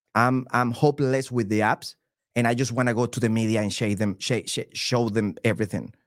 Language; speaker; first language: English; non-native, fluent; Spanish